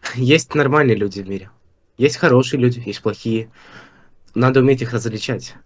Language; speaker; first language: Russian; native; Russian